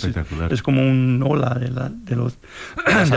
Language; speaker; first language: Spanish; non-native, fluent; English